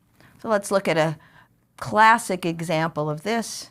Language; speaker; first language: English; native; English